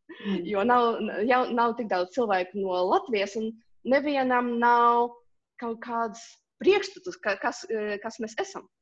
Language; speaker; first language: Latvian; non-native, local second language; Russian